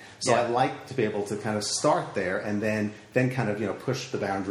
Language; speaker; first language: English; native; English